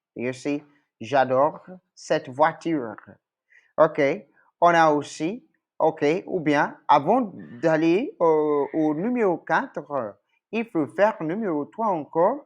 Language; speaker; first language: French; non-native, local second language; English